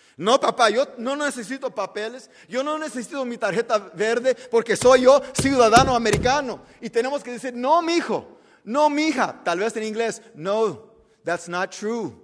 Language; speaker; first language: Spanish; early bilingual, heritage; Spanish